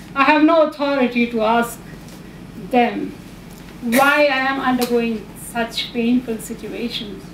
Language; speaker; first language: English; non-native, local second language; Telugu